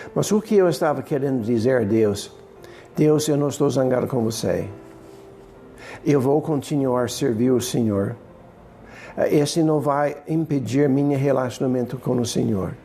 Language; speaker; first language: Portuguese; non-native, fluent; English